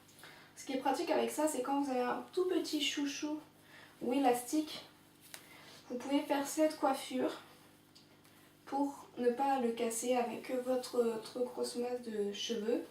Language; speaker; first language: French; native; French